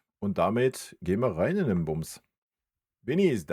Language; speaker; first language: German; native; German